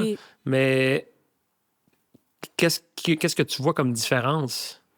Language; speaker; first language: French; native; French